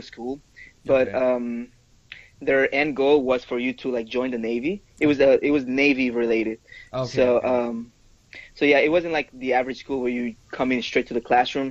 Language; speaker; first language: English; non-native, fluent; Spanish